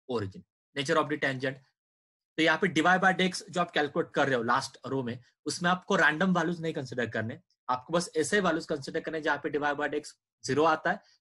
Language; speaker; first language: Hindi; non-native, local second language; Marathi